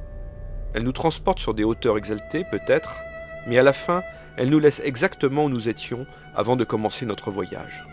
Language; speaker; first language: French; native; French